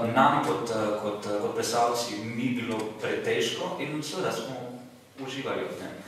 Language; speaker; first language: Slovenian; non-native, fluent; Romanian